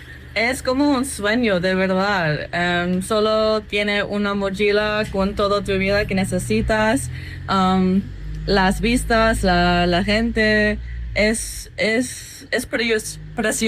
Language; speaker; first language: Spanish; non-native, learner; English